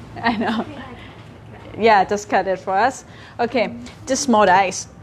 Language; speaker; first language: English; non-native, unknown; Thai